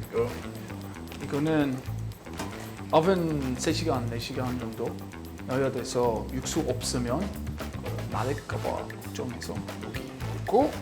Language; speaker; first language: Korean; non-native, learner; English